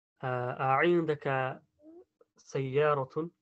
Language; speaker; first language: Arabic; non-native, learner; English